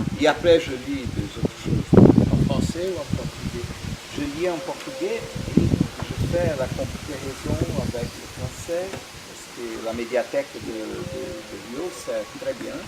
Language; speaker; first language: French; non-native, fluent; Portuguese